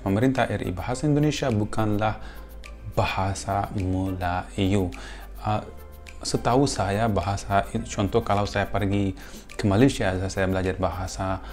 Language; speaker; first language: Indonesian; non-native, fluent; Urdu